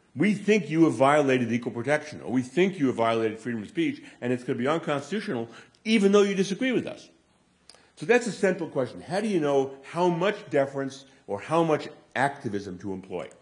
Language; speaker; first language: English; native; English